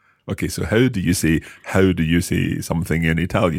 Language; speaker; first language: English; native; English